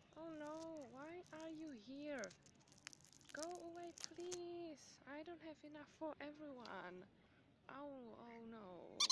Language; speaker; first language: English; non-native, fluent; Czech